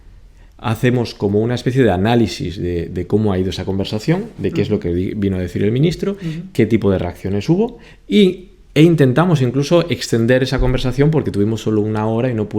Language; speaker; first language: Spanish; native; Spanish